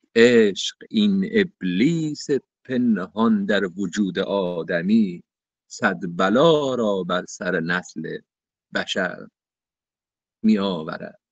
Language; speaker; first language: Persian; native; Persian